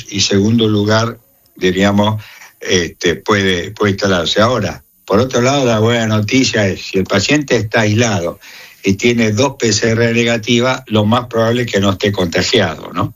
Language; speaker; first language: Spanish; native; Spanish